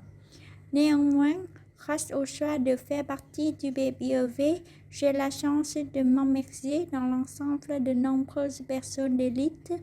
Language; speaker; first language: French; non-native, fluent; Vietnamese